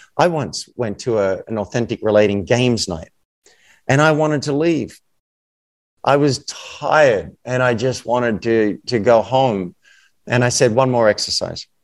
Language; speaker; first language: English; native; English